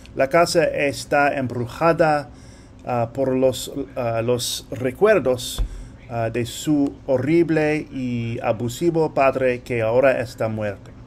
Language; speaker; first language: Spanish; early bilingual, heritage; English